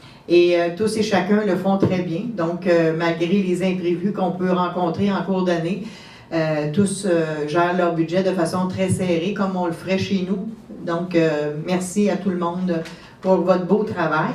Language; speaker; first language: French; native; French